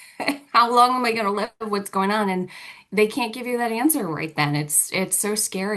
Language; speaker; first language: English; native; English